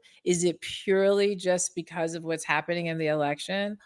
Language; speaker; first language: English; native; English